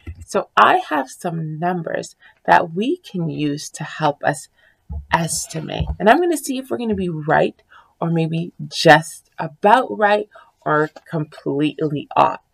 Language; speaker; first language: English; early bilingual, other home language; French